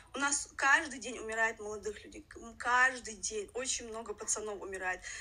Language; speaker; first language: Russian; non-native, local second language; Chechen